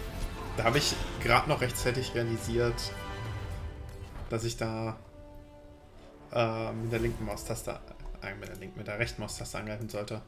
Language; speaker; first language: German; native; German